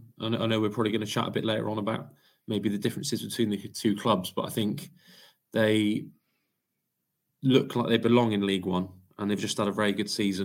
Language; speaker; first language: English; native; English